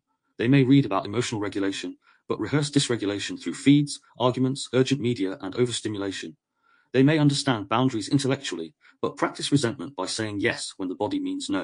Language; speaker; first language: English; native; English